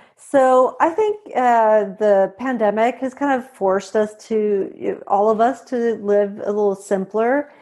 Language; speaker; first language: English; non-native, fluent; Swedish